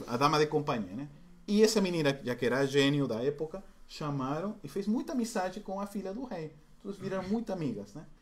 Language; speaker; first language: Portuguese; non-native, fluent; Spanish